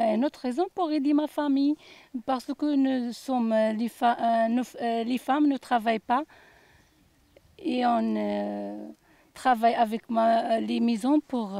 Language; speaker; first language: French; non-native, learner; Arabic